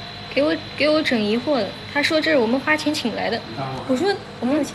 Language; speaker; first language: Chinese; native; Chinese